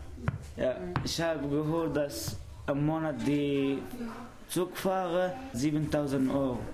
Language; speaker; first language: German; non-native, learner; Arabic